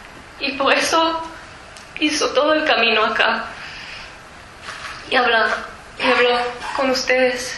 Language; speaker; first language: Spanish; early bilingual, heritage; Spanish